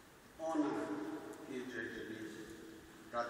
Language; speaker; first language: Polish; non-native, learner; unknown